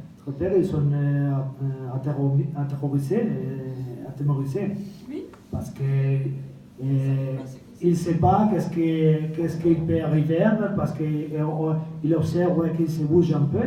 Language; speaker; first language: French; non-native, fluent; Spanish